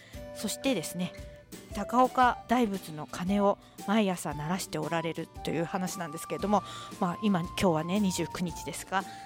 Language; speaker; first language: Japanese; native; Japanese